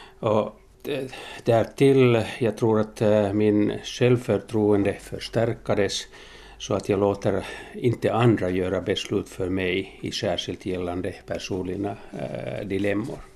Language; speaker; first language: Swedish; non-native, local second language; Finnish